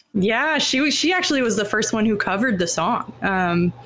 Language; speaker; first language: English; native; English